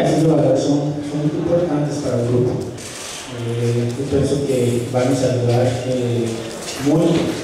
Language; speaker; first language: Portuguese; non-native, fluent; Spanish